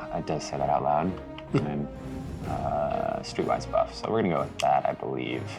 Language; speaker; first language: English; native; English